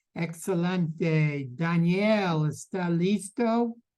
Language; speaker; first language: Spanish; non-native, learner; English